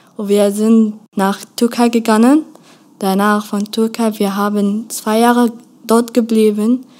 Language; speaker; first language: German; non-native, learner; Kurdish